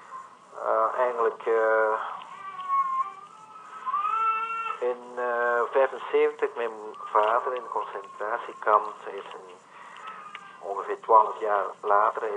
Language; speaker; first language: Dutch; non-native, learner; Vietnamese